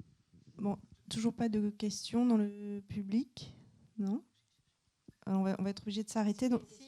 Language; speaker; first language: French; native; French